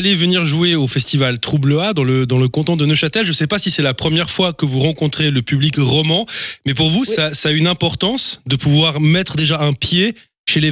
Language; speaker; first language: French; native; French